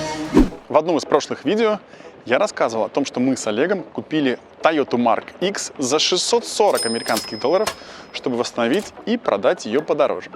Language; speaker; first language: Russian; native; Russian